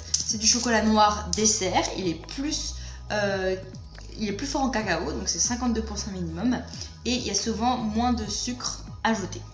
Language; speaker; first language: French; native; French